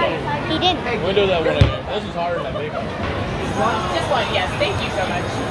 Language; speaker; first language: English; native; English